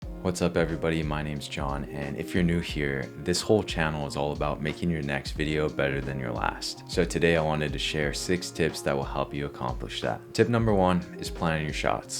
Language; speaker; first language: English; native; English